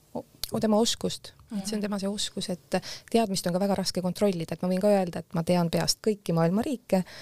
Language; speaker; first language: Estonian; native; Estonian